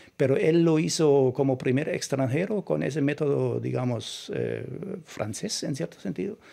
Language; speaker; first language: Spanish; non-native, fluent; German